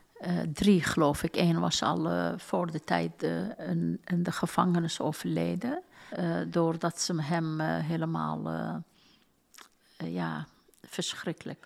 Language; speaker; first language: Dutch; non-native, fluent; Turkish